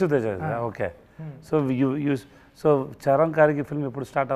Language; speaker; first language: Telugu; non-native, learner; Tamil